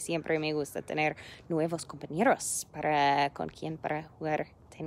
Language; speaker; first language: Spanish; non-native, fluent; English